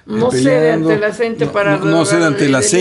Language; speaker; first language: Spanish; native; Spanish